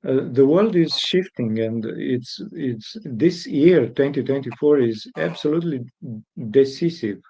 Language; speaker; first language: English; non-native, fluent; Romanian